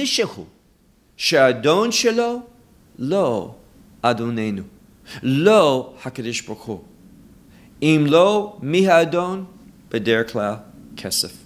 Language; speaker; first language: Hebrew; non-native, fluent; English